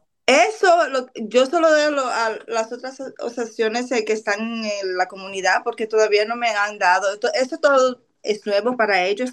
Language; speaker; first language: Spanish; early bilingual, other home language; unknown